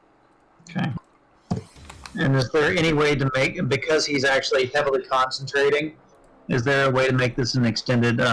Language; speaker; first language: English; native; English